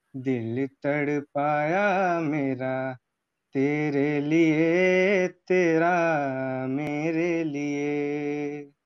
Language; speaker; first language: Hindi; native; Hindi